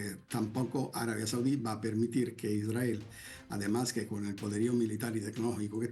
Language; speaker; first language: Spanish; non-native, fluent; Italian